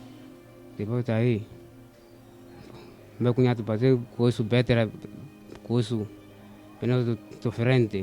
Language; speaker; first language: Portuguese; non-native, local second language; Makhuwa